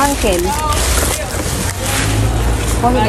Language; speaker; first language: Spanish; non-native, learner; Filipino